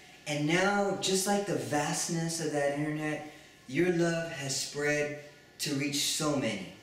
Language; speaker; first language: English; early bilingual, other home language; Spanish